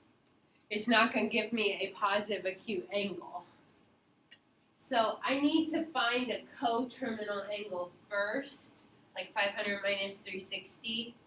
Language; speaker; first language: English; native; English